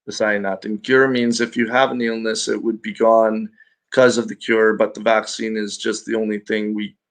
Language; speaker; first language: English; non-native, local second language; Filipino